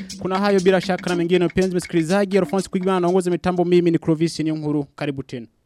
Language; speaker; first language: Swahili; non-native, local second language; Rundi